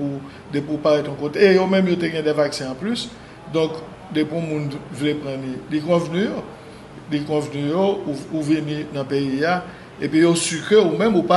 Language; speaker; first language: French; non-native, local second language; Haitian Creole